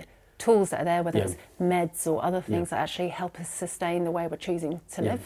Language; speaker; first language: English; native; English